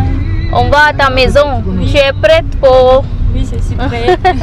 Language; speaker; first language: French; non-native, learner; Telugu